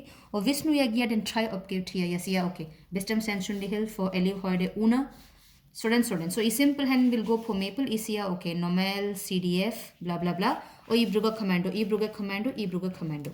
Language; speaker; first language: Danish; non-native, fluent; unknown